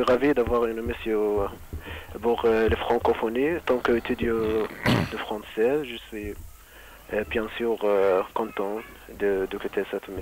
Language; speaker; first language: French; non-native, fluent; Arabic